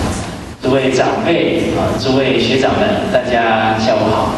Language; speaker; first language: Chinese; native; Chinese